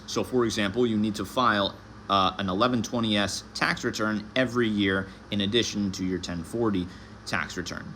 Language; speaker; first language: English; native; English